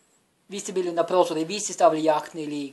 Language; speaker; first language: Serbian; non-native, learner; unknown